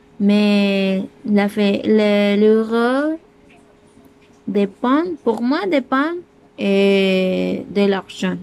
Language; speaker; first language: French; non-native, learner; Spanish